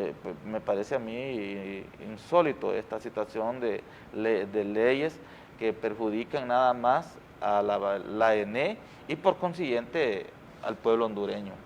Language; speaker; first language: Spanish; native; Spanish